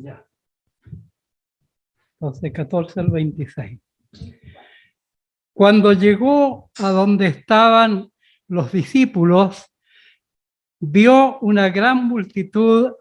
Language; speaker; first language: Spanish; native; Spanish